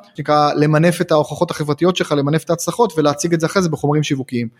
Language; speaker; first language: Hebrew; native; Hebrew